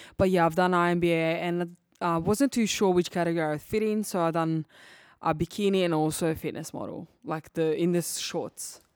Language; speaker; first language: English; early bilingual, other home language; Serbian